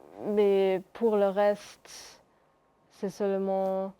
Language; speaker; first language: French; non-native, local second language; Luxembourgish